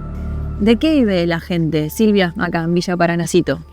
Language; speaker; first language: Spanish; native; Spanish